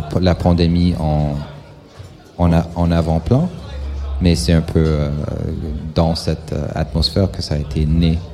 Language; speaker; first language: French; non-native, local second language; English